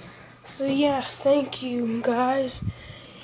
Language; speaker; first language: English; native; English